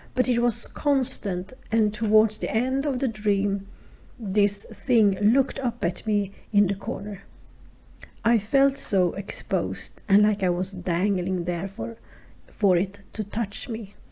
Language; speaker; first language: English; non-native, fluent; Swedish